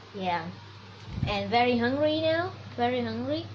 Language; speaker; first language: English; non-native, learner; Vietnamese